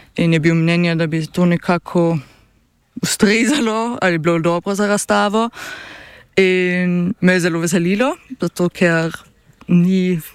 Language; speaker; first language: Slovenian; native; Slovenian